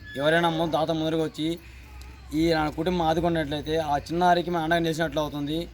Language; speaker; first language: Telugu; native; Telugu